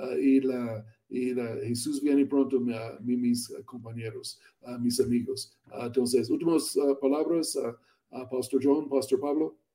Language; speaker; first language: Spanish; non-native, learner; English